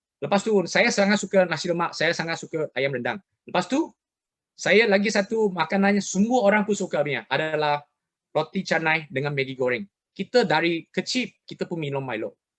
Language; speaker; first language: Malay; non-native, local second language; Chinese